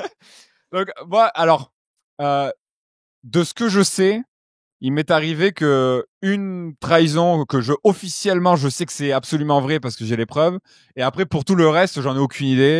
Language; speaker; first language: French; native; French